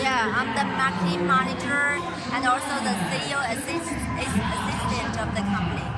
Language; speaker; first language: English; non-native, fluent; Chinese